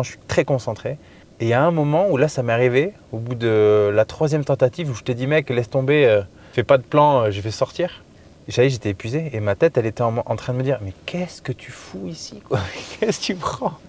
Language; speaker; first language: French; native; French